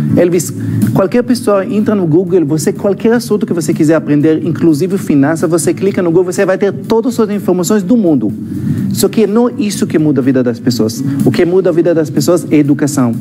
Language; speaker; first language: Portuguese; non-native, fluent; Hebrew